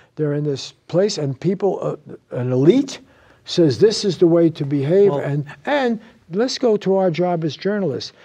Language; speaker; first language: English; native; English